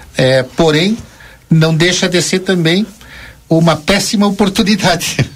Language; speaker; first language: Portuguese; early bilingual, other home language; Spanish